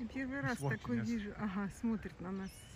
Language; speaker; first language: Russian; native; Russian